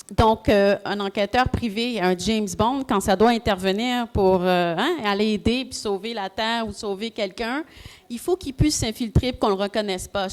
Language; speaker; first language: French; early bilingual, other home language; Haitian Creole